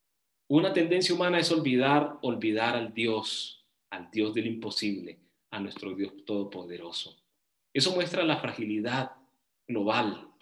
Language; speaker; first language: Spanish; native; Spanish